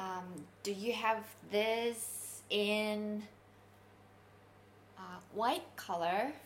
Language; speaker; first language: English; non-native, learner; Japanese